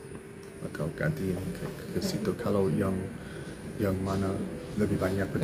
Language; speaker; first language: Indonesian; non-native, learner; English